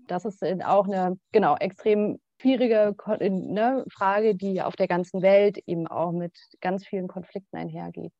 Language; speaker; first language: German; native; German